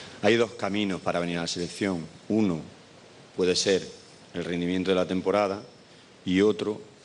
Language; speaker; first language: Spanish; native; Spanish